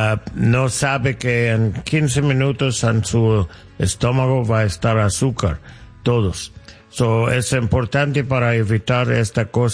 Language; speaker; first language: Spanish; non-native, learner; English